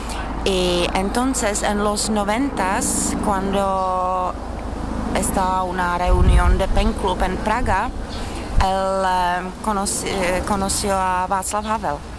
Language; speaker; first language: Spanish; non-native, learner; Czech